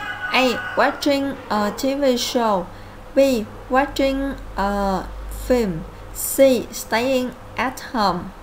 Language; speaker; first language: English; non-native, fluent; Vietnamese